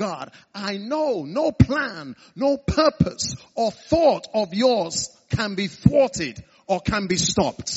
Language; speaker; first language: English; non-native, local second language; Igbo